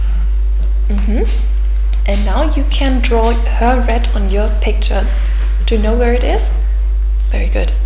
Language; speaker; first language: English; non-native, fluent; German